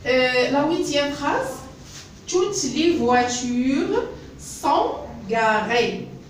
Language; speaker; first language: French; non-native, local second language; Arabic